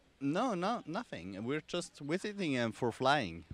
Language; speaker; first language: English; non-native, fluent; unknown